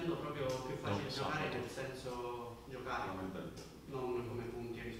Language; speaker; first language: Italian; native; Italian